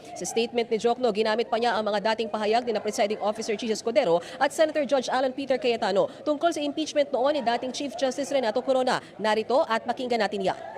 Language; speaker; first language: Filipino; native; Filipino